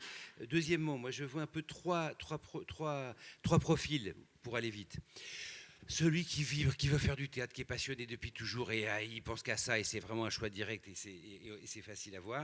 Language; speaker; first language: French; native; French